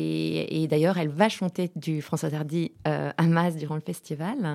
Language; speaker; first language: French; native; French